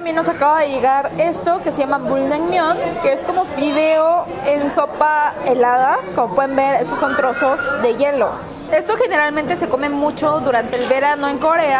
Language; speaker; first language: Spanish; early bilingual, other home language; Korean